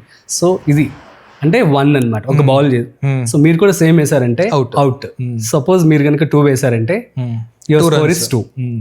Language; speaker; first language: Telugu; native; Telugu